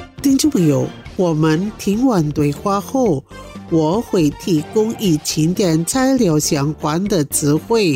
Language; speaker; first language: Chinese; early bilingual, heritage; Chinese